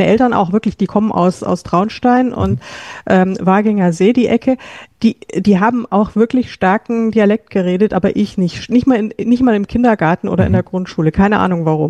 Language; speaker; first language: German; native; German